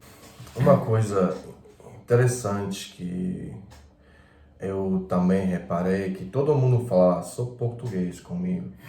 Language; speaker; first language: Portuguese; non-native, fluent; Croatian